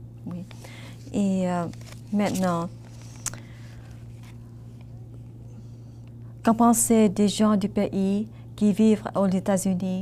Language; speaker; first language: French; non-native, learner; Vietnamese